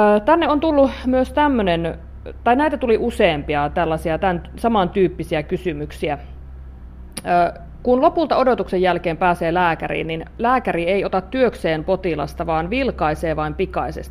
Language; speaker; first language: Finnish; native; Finnish